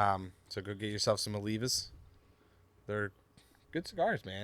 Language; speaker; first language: English; native; English